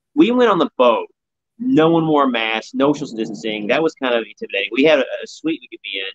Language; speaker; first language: English; native; English